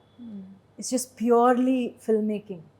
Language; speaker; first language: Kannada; non-native, local second language; Malayalam